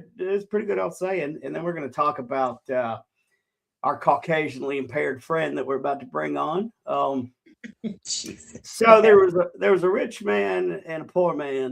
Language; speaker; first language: English; native; English